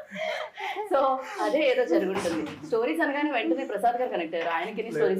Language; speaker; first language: Telugu; native; Telugu